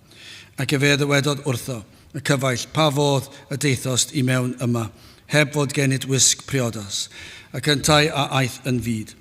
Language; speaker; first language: Welsh; native; Welsh